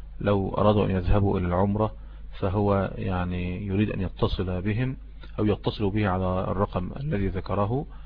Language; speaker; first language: Arabic; native; Arabic